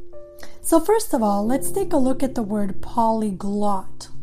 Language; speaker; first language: English; non-native, fluent; Serbian